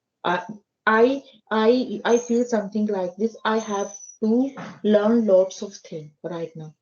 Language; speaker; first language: English; non-native, learner; Hindi